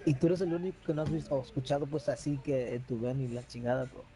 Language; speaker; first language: Spanish; early bilingual, heritage; Spanish